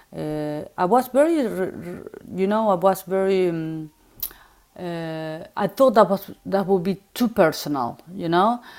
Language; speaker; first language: English; non-native, learner; Spanish